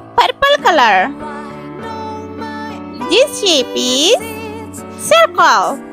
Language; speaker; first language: English; non-native, learner; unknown